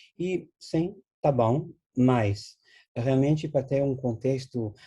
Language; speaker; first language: Portuguese; non-native, fluent; English